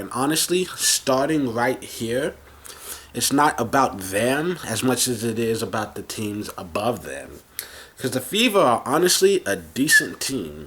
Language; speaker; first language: English; native; English